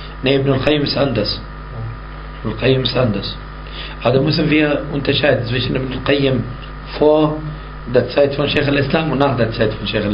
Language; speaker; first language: German; non-native, fluent; Arabic